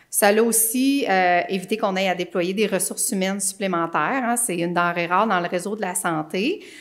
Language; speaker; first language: French; native; French